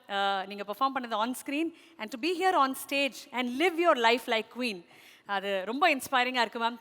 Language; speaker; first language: Tamil; native; Tamil